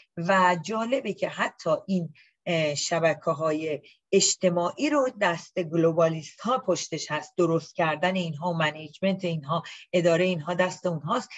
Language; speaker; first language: Persian; native; Persian